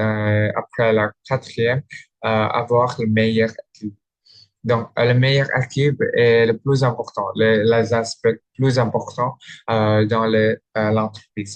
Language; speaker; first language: French; non-native, learner; Indonesian